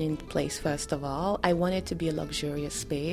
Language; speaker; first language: English; non-native, fluent; French